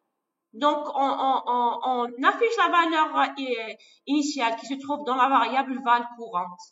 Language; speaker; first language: French; non-native, local second language; Arabic